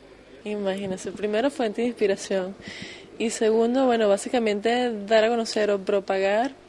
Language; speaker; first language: Spanish; native; Spanish